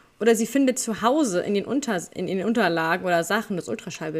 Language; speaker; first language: German; native; German